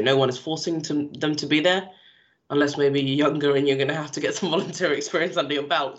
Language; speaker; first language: English; native; English